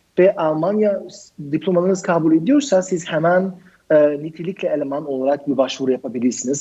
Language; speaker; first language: Turkish; non-native, fluent; German